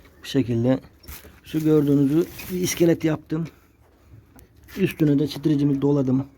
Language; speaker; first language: Turkish; native; Turkish